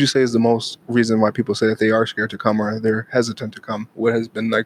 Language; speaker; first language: English; native; English